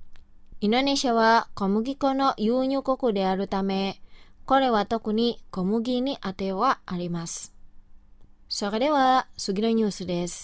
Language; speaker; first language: Japanese; non-native, fluent; Indonesian